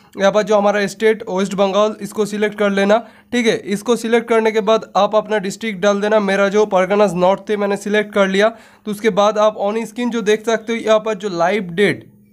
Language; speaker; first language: Hindi; non-native, local second language; Bangla